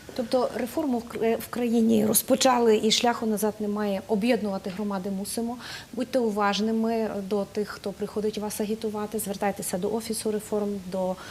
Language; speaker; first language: Ukrainian; native; Ukrainian